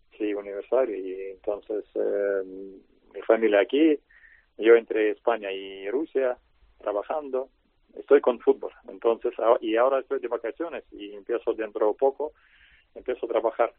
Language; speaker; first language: Spanish; non-native, learner; Russian